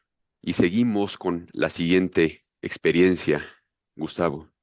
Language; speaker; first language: Spanish; native; Spanish